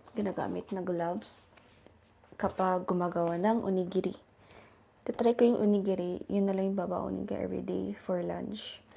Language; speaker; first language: Filipino; native; Filipino